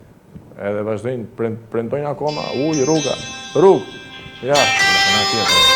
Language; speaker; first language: Albanian; native; Albanian